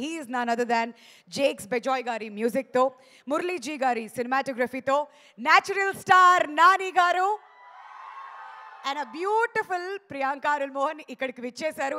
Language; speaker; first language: Telugu; native; Telugu